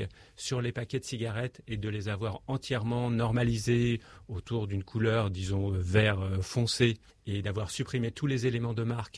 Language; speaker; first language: French; native; French